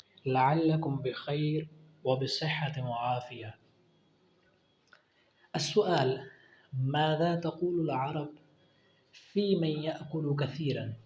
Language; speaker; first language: Arabic; non-native, fluent; Urdu